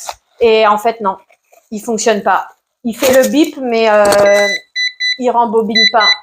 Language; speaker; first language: French; native; French